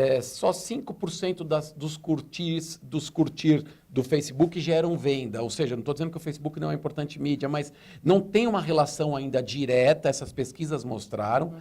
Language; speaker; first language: Portuguese; native; Portuguese